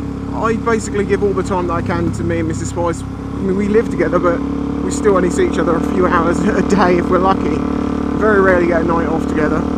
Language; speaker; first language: English; native; English